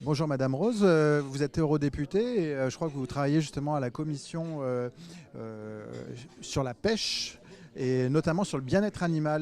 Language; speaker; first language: French; native; French